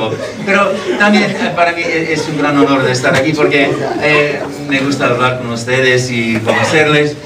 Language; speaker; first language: Spanish; non-native, fluent; English